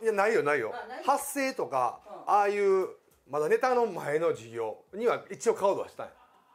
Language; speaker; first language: Japanese; native; Japanese